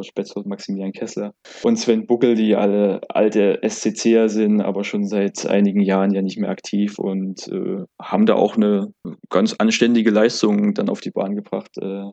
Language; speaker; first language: German; native; German